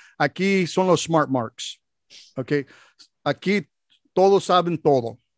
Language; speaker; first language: Spanish; non-native, learner; English